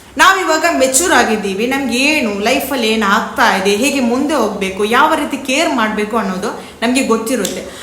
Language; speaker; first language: Kannada; native; Kannada